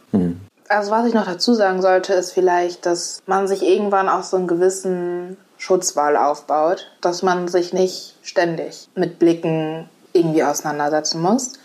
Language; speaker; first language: German; native; German